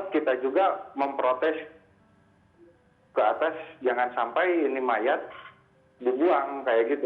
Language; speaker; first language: Indonesian; native; Indonesian